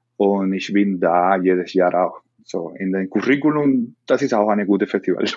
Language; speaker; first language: German; non-native, learner; Spanish